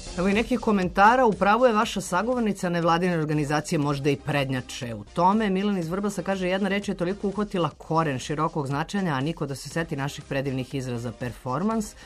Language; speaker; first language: Serbian; native; Serbian